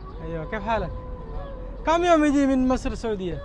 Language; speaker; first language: Arabic; non-native, learner; Bangla